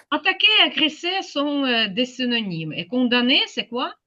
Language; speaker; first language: French; non-native, fluent; Ukrainian